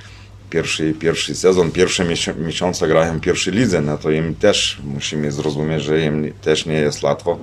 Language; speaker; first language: Polish; non-native, fluent; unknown